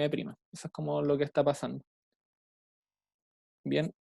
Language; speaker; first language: Spanish; native; Spanish